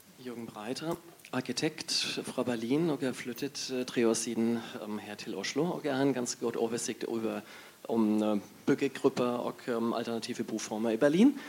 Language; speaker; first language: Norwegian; non-native, learner; German